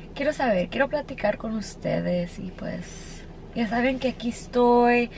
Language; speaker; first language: Spanish; early bilingual, heritage; Spanish